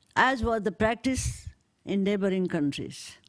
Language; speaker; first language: English; non-native, local second language; Nepali